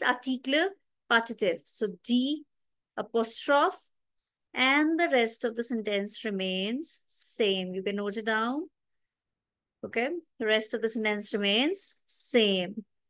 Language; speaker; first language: English; non-native, local second language; Hindi